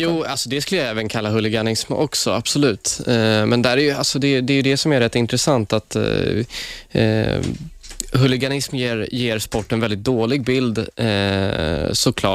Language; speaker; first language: Swedish; native; Swedish